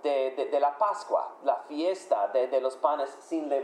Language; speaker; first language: Spanish; non-native, fluent; English